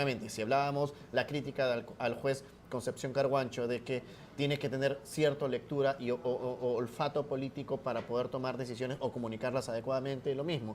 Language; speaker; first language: Spanish; native; Spanish